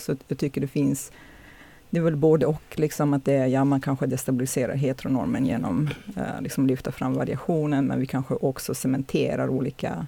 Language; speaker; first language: Swedish; native; Swedish